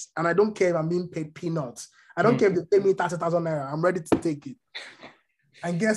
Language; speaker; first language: English; non-native, local second language; Yoruba